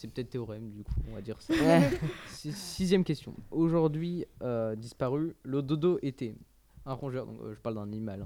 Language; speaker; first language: French; native; French